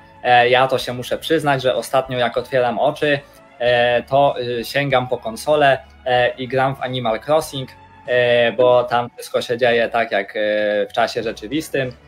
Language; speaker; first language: Polish; native; Polish